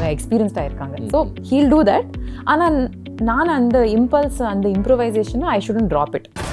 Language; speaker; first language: Tamil; non-native, local second language; Kannada